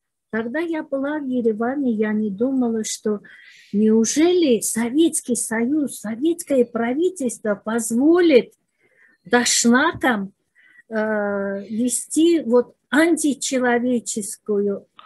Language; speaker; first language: Russian; non-native, local second language; Azerbaijani